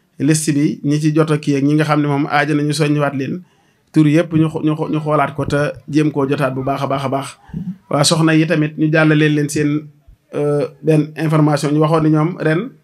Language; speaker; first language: Wolof; native; Wolof